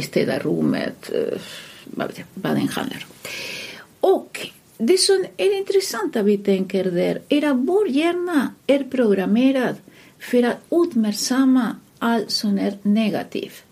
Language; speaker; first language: Swedish; non-native, fluent; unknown